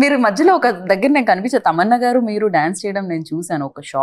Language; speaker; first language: Telugu; native; Telugu